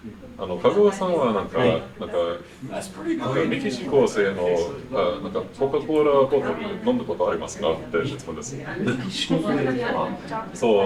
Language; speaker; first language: Japanese; non-native, fluent; English